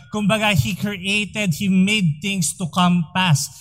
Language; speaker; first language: English; non-native, local second language; Filipino